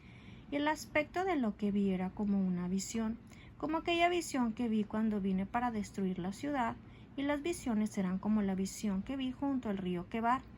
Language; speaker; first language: Spanish; native; Spanish